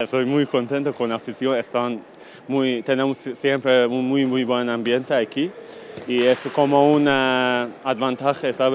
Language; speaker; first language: Spanish; non-native, learner; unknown